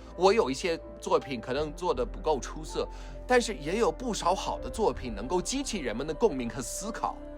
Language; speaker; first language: Chinese; non-native, fluent; English